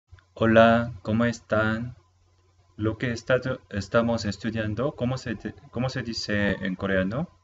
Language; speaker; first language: Spanish; non-native, fluent; Korean